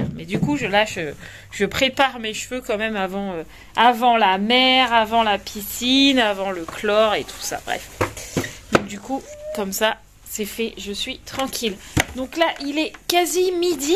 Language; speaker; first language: French; native; French